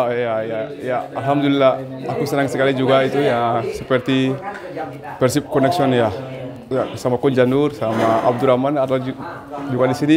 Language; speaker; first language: Indonesian; non-native, learner; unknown